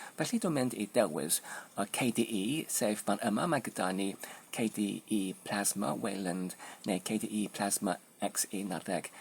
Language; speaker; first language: Welsh; non-native, learner; Polish